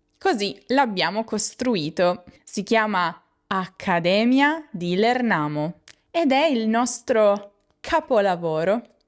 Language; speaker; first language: Italian; native; Italian